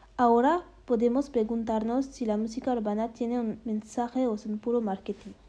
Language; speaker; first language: Spanish; non-native, learner; French